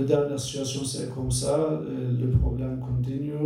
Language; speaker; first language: French; non-native, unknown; Turkish